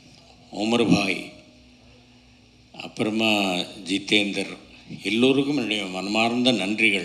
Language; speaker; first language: Tamil; native; Tamil